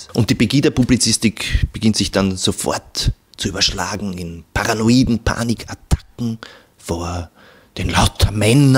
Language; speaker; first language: German; native; German